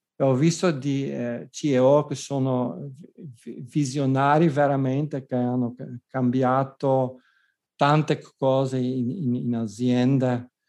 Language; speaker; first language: Italian; non-native, fluent; Dutch